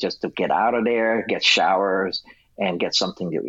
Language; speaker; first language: English; non-native, fluent; Vietnamese